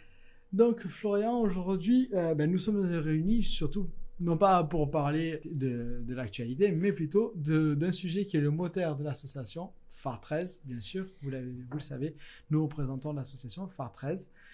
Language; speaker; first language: French; native; French